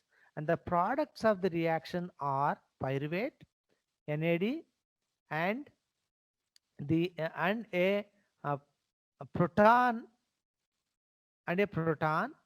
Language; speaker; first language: English; non-native, local second language; Telugu